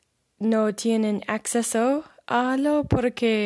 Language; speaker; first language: Spanish; non-native, learner; English